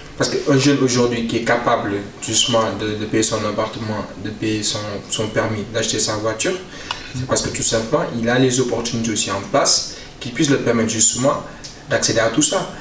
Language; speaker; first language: French; non-native, local second language; Wolof